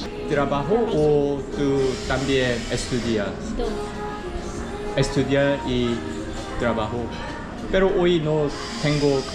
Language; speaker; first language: Spanish; non-native, learner; Korean